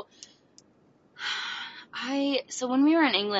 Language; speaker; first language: English; native; English